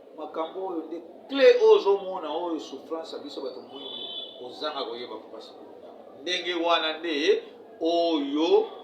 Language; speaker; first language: Lingala; non-native, local second language; Kongo